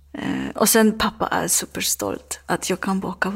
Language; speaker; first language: Swedish; non-native, learner; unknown